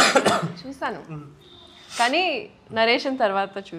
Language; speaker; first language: Telugu; non-native, local second language; Hindi